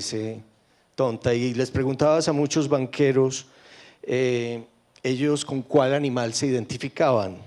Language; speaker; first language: Spanish; native; Spanish